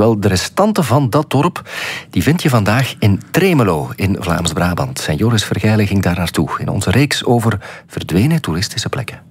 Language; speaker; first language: Dutch; native; Dutch